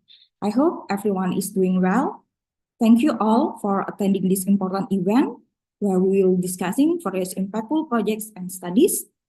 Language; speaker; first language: English; non-native, local second language; Indonesian